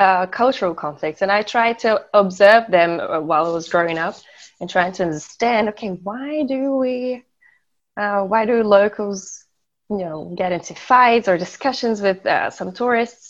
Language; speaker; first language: English; non-native, fluent; Portuguese